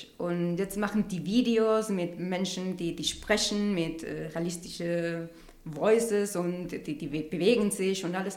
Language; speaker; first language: German; non-native, learner; Spanish